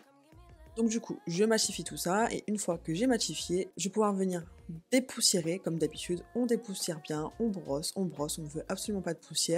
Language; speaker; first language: French; native; French